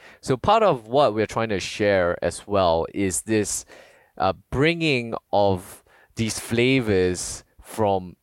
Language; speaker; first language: English; native; English